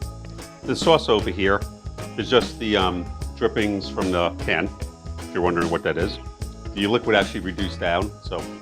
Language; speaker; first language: English; native; English